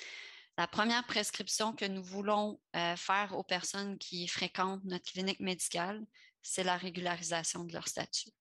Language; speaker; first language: French; native; French